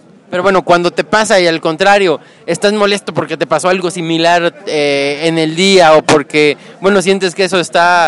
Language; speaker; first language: Spanish; native; Spanish